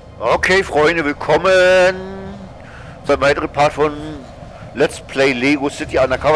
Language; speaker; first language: German; native; German